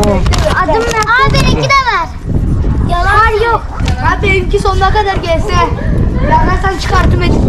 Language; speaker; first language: Turkish; native; Turkish